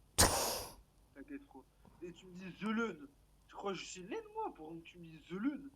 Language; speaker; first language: French; native; French